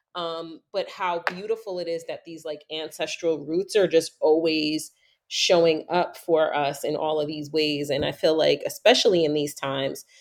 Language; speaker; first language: English; native; English